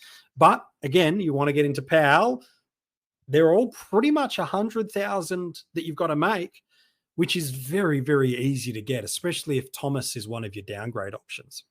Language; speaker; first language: English; native; English